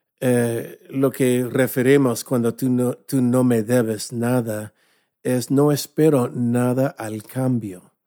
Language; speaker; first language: Spanish; non-native, fluent; English